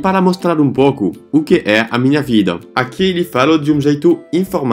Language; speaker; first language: Portuguese; non-native, fluent; French